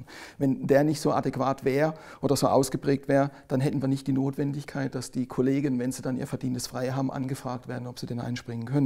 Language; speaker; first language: German; native; German